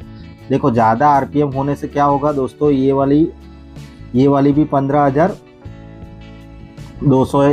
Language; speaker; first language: Hindi; native; Hindi